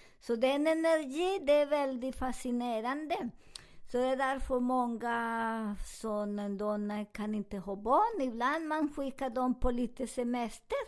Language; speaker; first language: Swedish; non-native, learner; Spanish